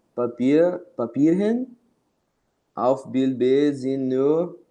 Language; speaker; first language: German; non-native, learner; Portuguese